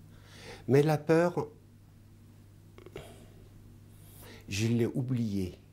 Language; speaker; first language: French; non-native, fluent; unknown